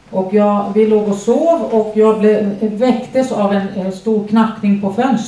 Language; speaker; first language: Swedish; native; Swedish